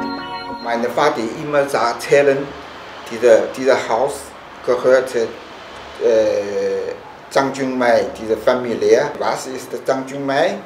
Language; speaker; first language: German; non-native, learner; Chinese